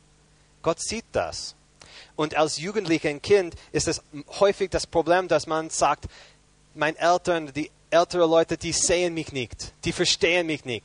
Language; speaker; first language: German; non-native, fluent; English